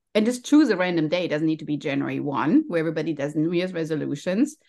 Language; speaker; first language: English; non-native, fluent; German